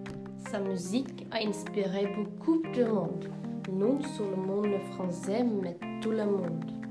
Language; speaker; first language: French; non-native, learner; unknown